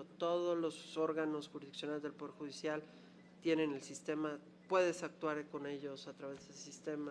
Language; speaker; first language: Spanish; native; Spanish